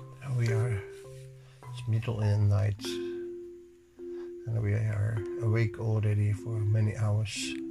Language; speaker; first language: English; non-native, learner; Dutch